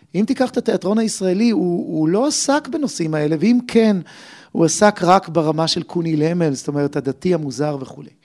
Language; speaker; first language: Hebrew; native; Hebrew